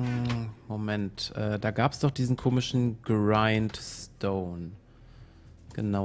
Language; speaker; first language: German; native; German